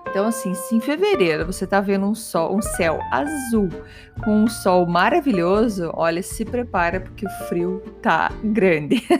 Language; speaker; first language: Portuguese; native; Portuguese